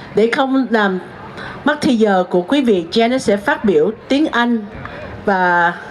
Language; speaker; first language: Vietnamese; early bilingual, heritage; Vietnamese